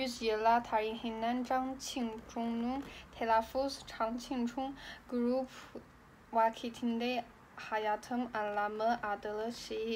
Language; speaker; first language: Turkish; non-native, learner; Chinese